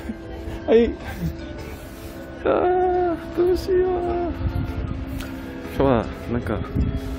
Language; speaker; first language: Japanese; non-native, fluent; Korean